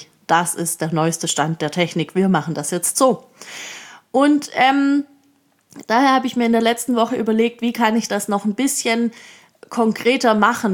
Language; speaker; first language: German; native; German